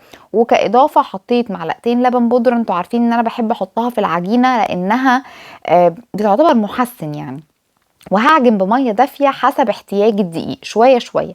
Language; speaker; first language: Arabic; native; Arabic